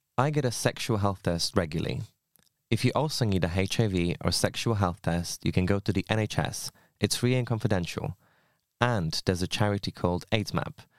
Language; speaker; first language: English; non-native, fluent; Polish